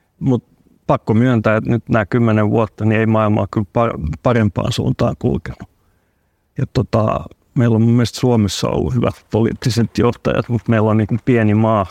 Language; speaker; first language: Finnish; non-native, local second language; Swedish